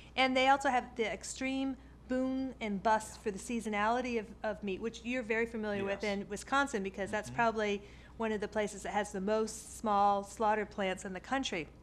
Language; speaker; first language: English; native; English